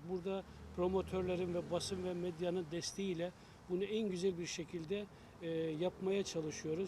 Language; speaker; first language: Turkish; native; Turkish